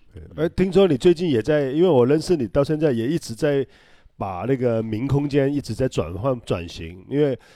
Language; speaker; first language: Chinese; non-native, local second language; Cantonese